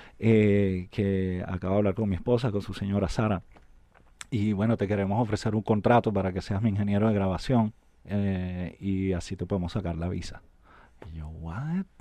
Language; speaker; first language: Spanish; native; Spanish